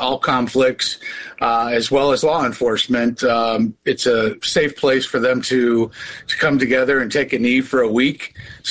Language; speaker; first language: English; native; English